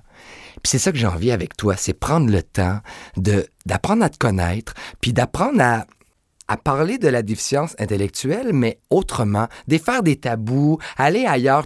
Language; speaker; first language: French; native; French